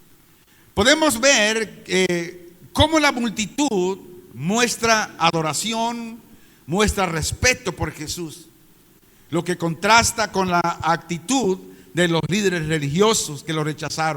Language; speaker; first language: Spanish; native; Spanish